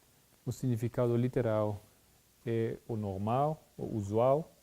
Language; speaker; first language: Portuguese; non-native, fluent; Spanish